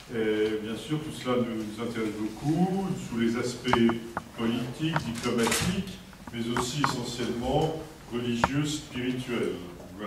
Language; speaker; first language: French; native; French